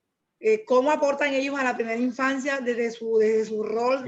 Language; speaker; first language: Spanish; native; Spanish